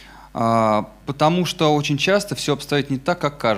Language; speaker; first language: Russian; native; Russian